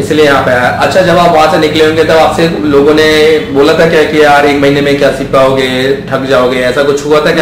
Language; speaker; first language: Hindi; native; Hindi